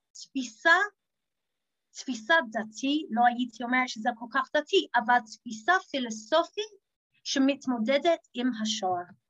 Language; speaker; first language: Hebrew; non-native, fluent; English